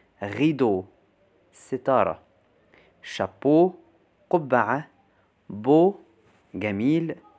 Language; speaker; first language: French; non-native, fluent; Arabic